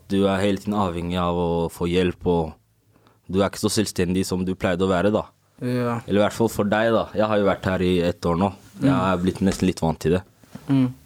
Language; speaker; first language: Norwegian; native; Norwegian